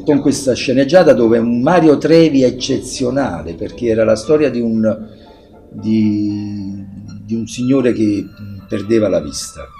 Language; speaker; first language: Italian; native; Italian